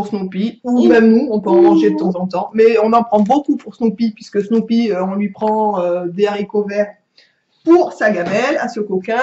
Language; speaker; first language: French; native; French